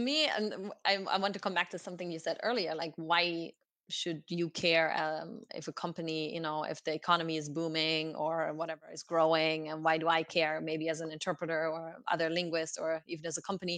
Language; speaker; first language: English; non-native, fluent; German